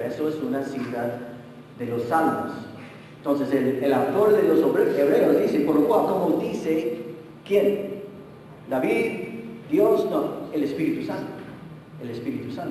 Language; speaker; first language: Spanish; non-native, fluent; English